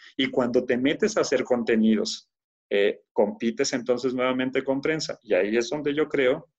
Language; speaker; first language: Spanish; native; Spanish